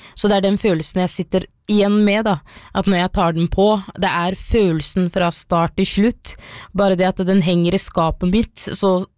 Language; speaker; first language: Norwegian; early bilingual, other home language; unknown